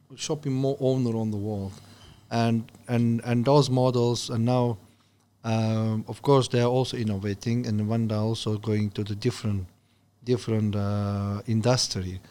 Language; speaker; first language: English; non-native, learner; Turkish